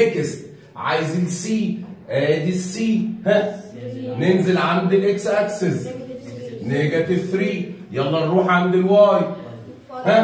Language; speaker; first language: Arabic; native; Arabic